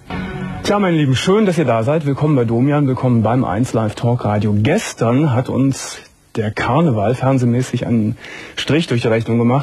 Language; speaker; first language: German; native; German